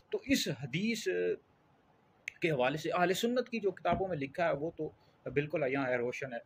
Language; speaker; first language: Urdu; native; Urdu